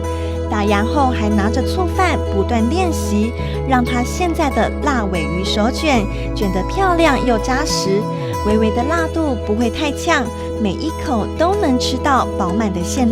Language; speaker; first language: Chinese; native; Chinese